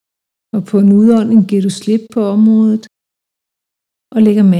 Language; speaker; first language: Danish; native; Danish